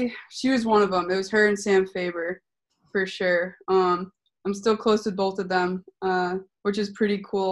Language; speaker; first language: English; native; English